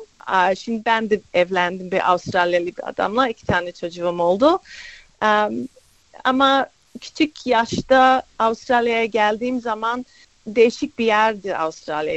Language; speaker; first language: Turkish; early bilingual, other home language; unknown